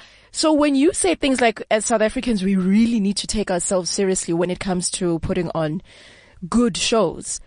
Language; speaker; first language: English; non-native, local second language; Southern Sotho